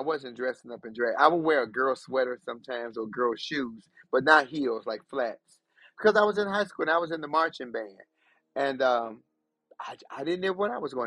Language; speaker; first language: English; native; English